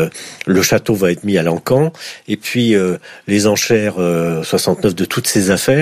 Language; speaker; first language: French; native; French